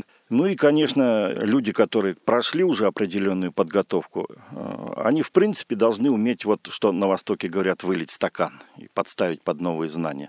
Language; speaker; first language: Russian; native; Russian